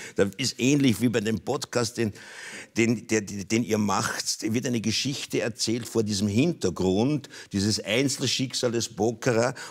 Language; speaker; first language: German; native; German